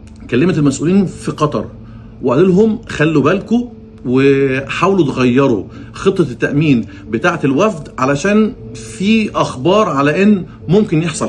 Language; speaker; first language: Arabic; native; Arabic